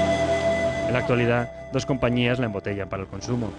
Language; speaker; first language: Spanish; native; Spanish